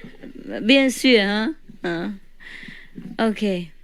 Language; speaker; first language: French; non-native, learner; Vietnamese